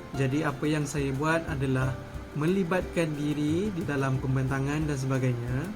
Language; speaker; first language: Malay; native; Malay